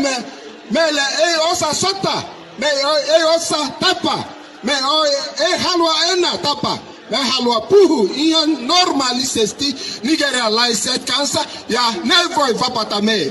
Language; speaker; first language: Finnish; non-native, learner; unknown